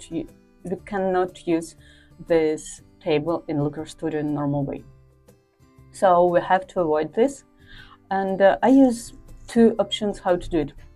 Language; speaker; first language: English; non-native, fluent; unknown